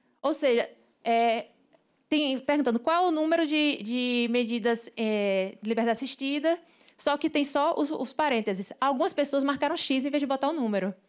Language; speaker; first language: Portuguese; native; Portuguese